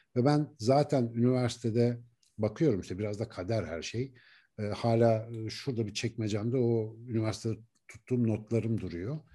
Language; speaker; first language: Turkish; native; Turkish